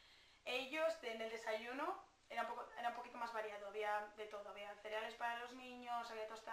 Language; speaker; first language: Spanish; native; Spanish